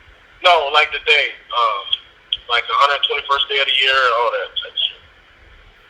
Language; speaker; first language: English; native; English